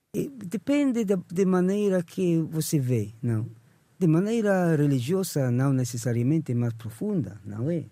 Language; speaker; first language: Portuguese; non-native, learner; English